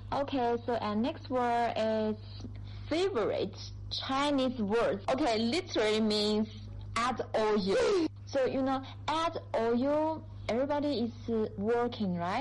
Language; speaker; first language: English; non-native, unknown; Chinese